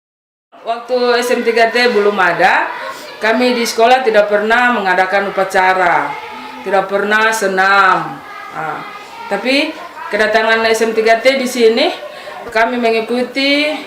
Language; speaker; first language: Indonesian; non-native, local second language; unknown